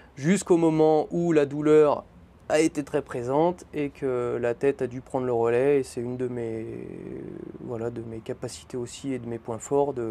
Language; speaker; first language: French; native; French